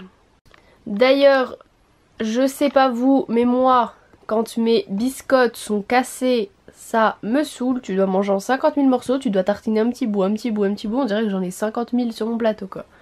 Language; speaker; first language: French; native; French